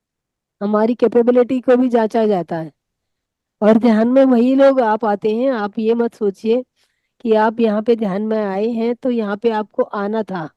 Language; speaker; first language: Hindi; native; Hindi